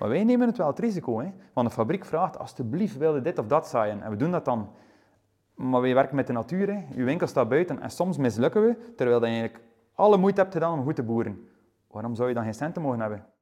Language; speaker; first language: Dutch; native; Dutch